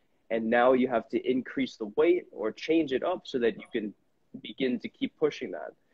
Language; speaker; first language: English; native; English